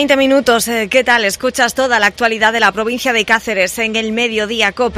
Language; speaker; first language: Spanish; native; Spanish